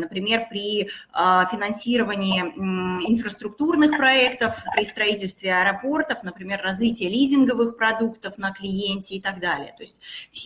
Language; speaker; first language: Russian; native; Russian